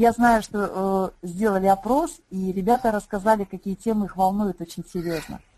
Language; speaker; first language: Russian; native; Russian